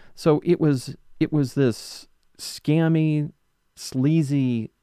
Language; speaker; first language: English; native; English